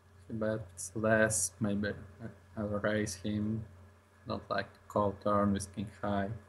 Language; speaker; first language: English; non-native, learner; Russian